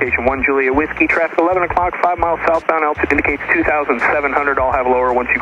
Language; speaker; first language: English; native; English